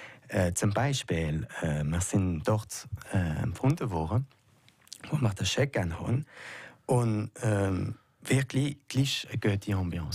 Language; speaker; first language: German; non-native, local second language; French